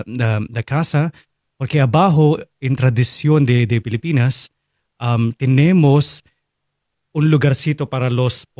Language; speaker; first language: Spanish; non-native, fluent; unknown